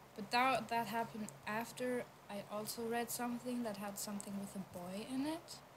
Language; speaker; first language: English; non-native, fluent; German